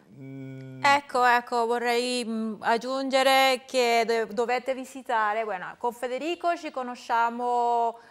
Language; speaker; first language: Italian; non-native, fluent; Spanish